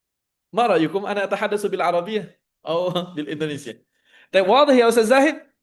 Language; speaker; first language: Arabic; non-native, fluent; Indonesian